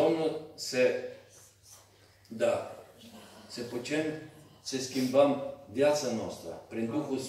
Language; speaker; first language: Romanian; non-native, learner; Serbian